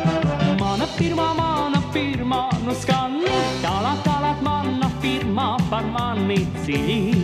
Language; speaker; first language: Latvian; native; Latvian